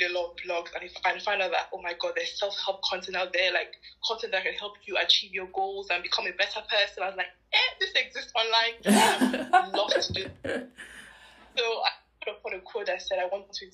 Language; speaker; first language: English; non-native, local second language; Yoruba